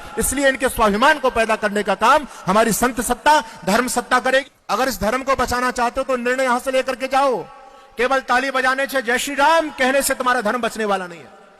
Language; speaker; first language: Hindi; native; Hindi